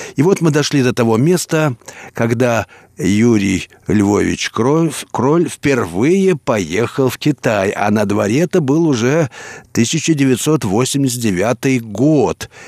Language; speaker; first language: Russian; native; Russian